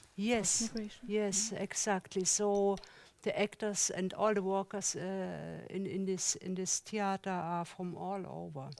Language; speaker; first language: English; non-native, learner; German